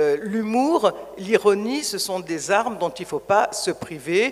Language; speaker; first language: French; native; French